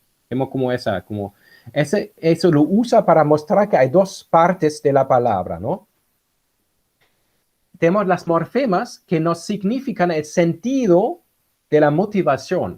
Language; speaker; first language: Spanish; non-native, fluent; German